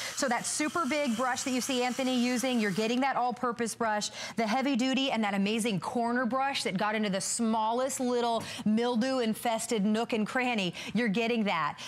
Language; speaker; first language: English; native; English